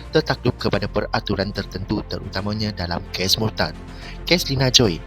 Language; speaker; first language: Malay; native; Malay